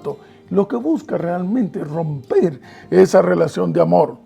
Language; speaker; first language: Spanish; native; Spanish